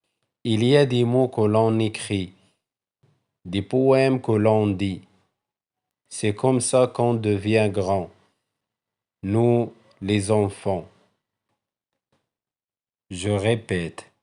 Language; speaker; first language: French; non-native, local second language; Arabic